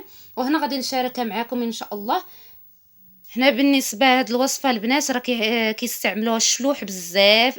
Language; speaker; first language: Arabic; native; Arabic